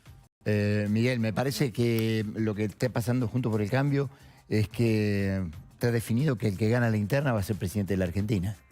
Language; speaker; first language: Spanish; native; Spanish